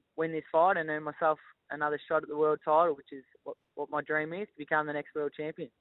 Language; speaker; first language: English; native; English